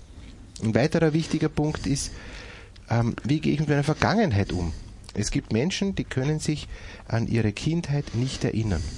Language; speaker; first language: German; native; German